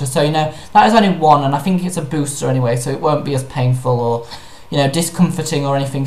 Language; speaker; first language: English; native; English